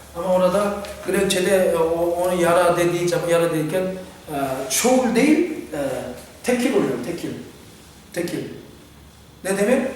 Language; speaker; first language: Turkish; non-native, fluent; Korean